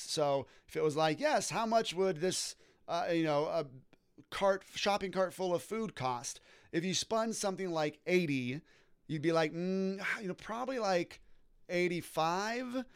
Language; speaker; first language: English; native; English